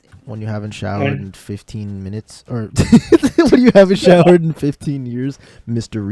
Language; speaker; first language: English; native; English